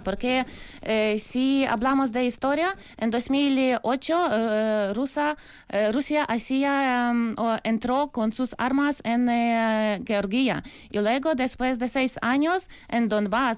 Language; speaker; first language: Spanish; non-native, learner; Ukrainian